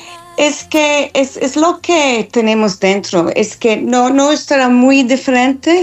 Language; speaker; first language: Spanish; non-native, learner; English